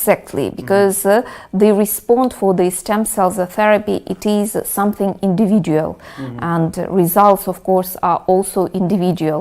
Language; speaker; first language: English; non-native, fluent; Russian